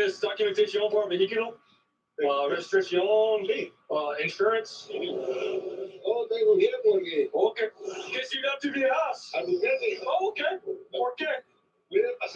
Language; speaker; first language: Spanish; non-native, learner; English